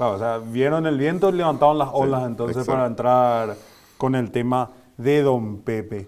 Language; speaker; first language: Spanish; native; Spanish